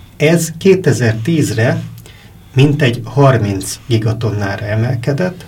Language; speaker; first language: Hungarian; native; Hungarian